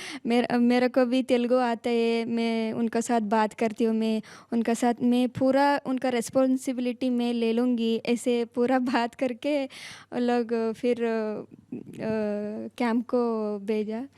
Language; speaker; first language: Hindi; non-native, local second language; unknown